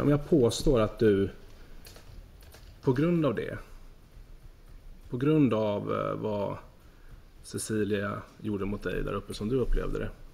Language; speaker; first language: Swedish; native; Swedish